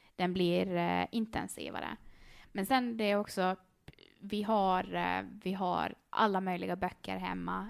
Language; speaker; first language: Swedish; native; Swedish